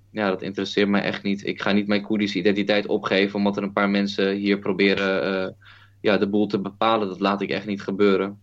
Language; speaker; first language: Dutch; early bilingual, other home language; Kurdish